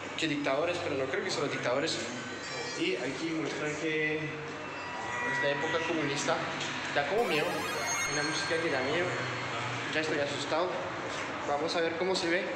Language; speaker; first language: Spanish; non-native, fluent; French